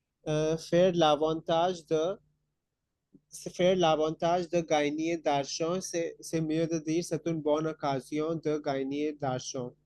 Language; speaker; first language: French; non-native, fluent; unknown